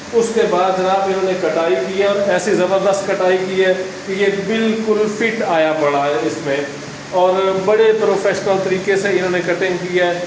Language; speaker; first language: Urdu; non-native, local second language; Saraiki